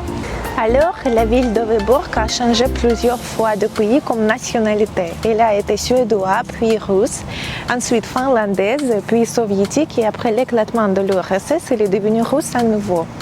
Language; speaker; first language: French; non-native, fluent; Russian